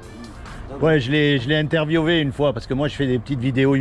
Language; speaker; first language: French; native; French